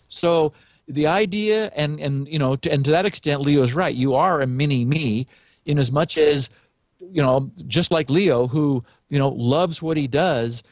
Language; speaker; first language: English; native; English